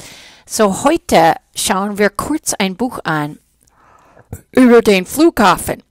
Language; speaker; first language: German; non-native, fluent; English